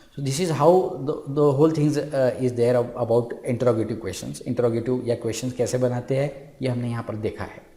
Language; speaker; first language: Hindi; non-native, local second language; Marathi